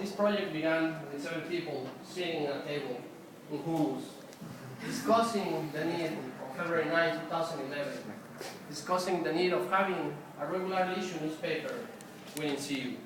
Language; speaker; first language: English; non-native, fluent; Spanish